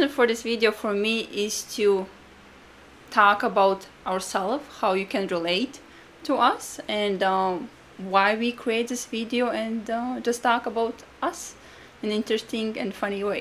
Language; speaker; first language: English; non-native, fluent; Latvian